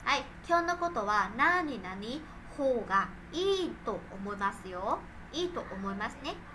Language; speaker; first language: Japanese; non-native, fluent; Vietnamese